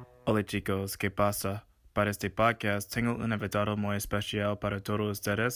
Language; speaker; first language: Spanish; non-native, fluent; English